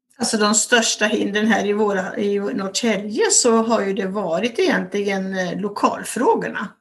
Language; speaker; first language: Swedish; native; Swedish